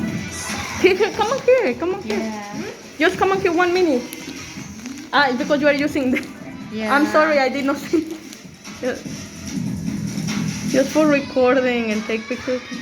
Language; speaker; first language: English; non-native, learner; Spanish